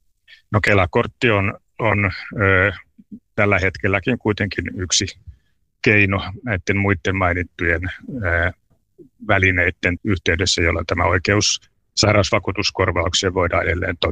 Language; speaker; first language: Finnish; native; Finnish